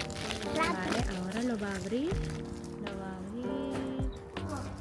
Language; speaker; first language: Spanish; non-native, fluent; Filipino